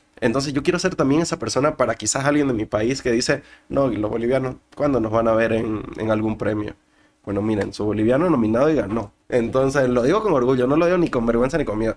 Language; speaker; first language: Spanish; native; Spanish